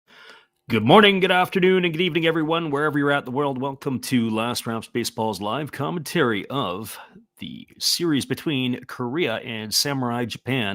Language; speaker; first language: English; native; English